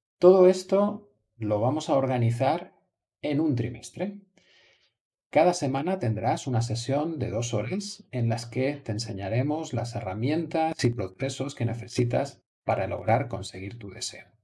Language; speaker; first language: Spanish; native; Spanish